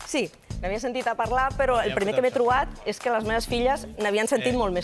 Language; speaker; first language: Catalan; native; Catalan